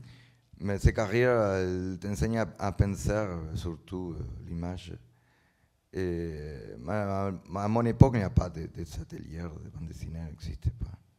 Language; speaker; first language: French; non-native, learner; Spanish